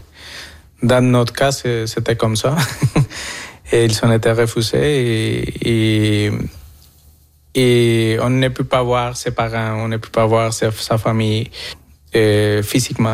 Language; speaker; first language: French; non-native, learner; Spanish